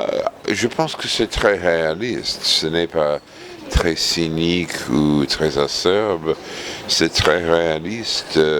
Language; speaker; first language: French; non-native, fluent; English